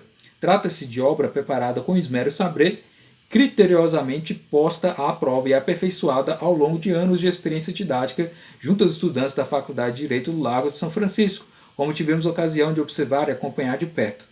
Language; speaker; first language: Portuguese; native; Portuguese